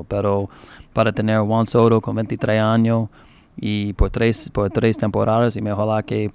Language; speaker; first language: Spanish; non-native, learner; English